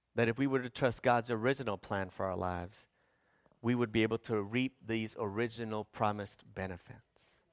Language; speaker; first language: English; early bilingual, other home language; Spanish